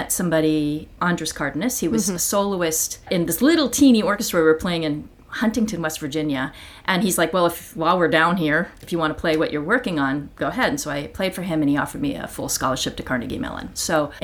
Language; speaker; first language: English; native; English